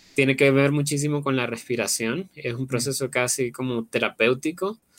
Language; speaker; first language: Spanish; native; Spanish